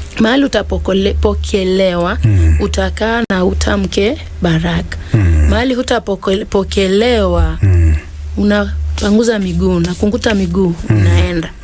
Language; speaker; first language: Swahili; non-native, local second language; Lingala